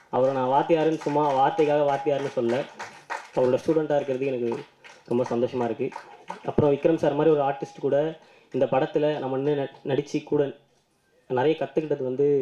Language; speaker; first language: Tamil; native; Tamil